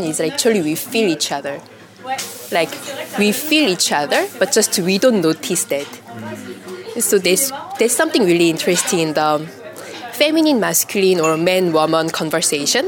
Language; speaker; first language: English; non-native, fluent; Korean